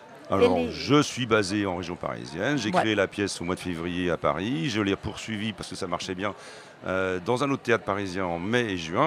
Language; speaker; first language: French; native; French